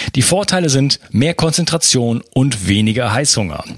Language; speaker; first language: German; native; German